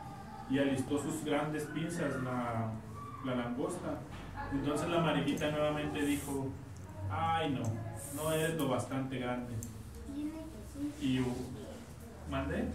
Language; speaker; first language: Spanish; native; Spanish